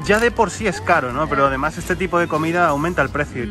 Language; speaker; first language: Spanish; native; Spanish